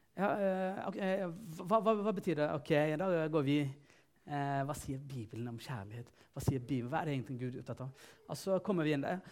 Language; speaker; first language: Norwegian; non-native, fluent; Tigrinya